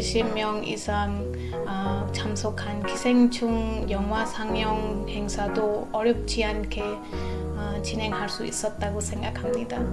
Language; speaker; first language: Korean; non-native, fluent; Bangla